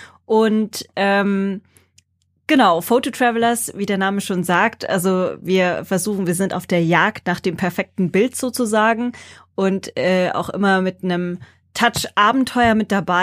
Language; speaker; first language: German; native; German